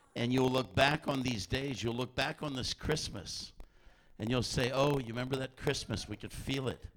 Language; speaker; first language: English; native; English